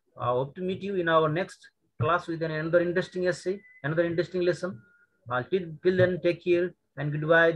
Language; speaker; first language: English; non-native, local second language; Nepali